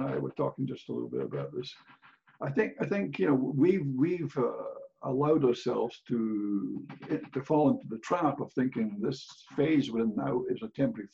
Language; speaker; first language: English; native; English